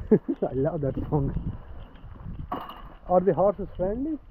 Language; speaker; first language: English; non-native, fluent; Hindi